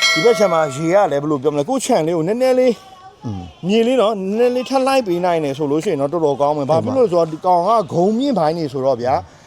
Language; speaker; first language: Burmese; native; Burmese